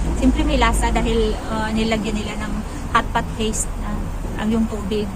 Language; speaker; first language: Filipino; native; Filipino